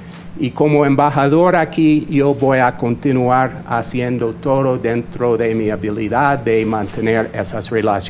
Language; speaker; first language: Spanish; non-native, fluent; English